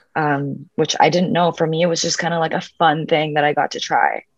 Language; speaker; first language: English; early bilingual, other home language; Spanish